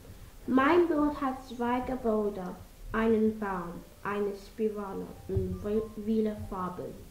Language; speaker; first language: German; non-native, learner; English